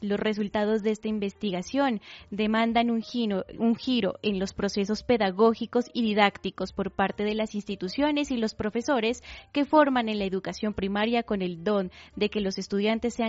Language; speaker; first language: Spanish; native; Spanish